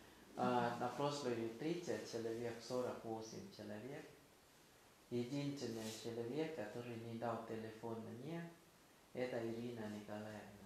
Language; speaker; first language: Russian; non-native, learner; Thai